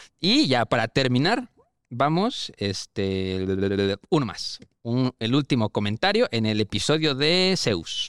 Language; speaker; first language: Spanish; native; Spanish